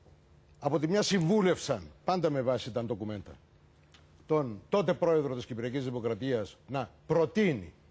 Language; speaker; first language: Greek; native; Greek